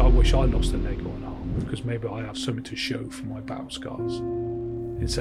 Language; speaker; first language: English; native; English